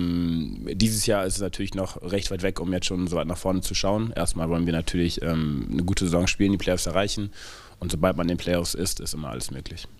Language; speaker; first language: German; native; German